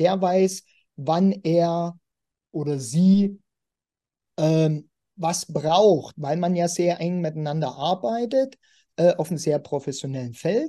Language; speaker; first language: German; native; German